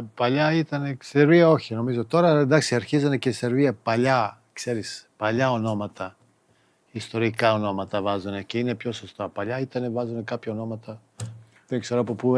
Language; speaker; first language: Greek; non-native, fluent; Serbian